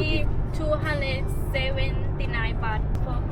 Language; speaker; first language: English; non-native, learner; Thai